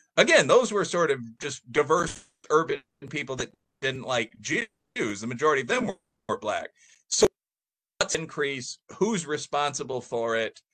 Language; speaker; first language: English; native; English